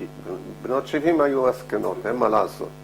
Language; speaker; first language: Hebrew; non-native, fluent; Dutch